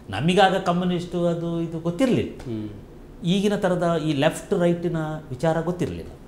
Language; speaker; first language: Kannada; non-native, local second language; Kodava